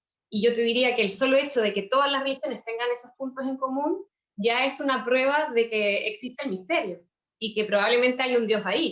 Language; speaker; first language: Spanish; native; Spanish